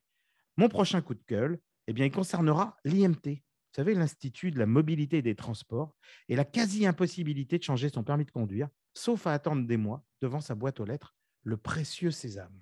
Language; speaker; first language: French; native; French